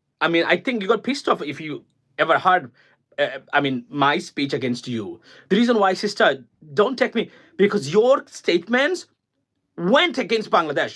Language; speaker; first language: English; non-native, local second language; Bangla